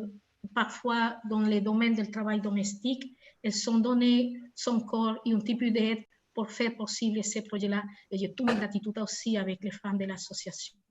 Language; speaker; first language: French; non-native, fluent; Spanish